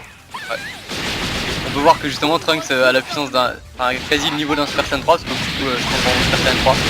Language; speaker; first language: French; native; French